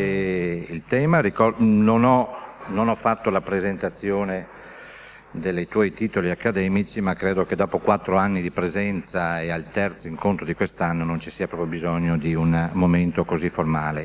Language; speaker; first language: Italian; native; Italian